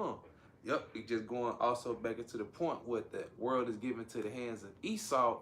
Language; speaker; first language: English; native; English